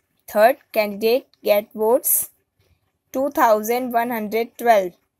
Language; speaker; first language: English; non-native, local second language; Hindi